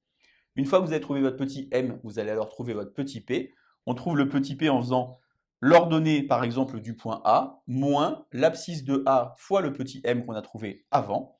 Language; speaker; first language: French; native; French